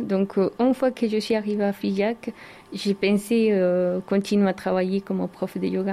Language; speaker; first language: French; non-native, fluent; Spanish